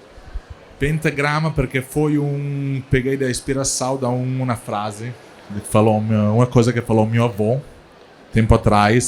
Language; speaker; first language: Portuguese; non-native, learner; Italian